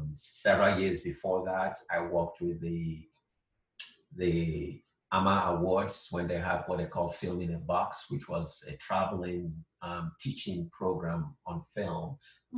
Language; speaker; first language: English; non-native, local second language; Igbo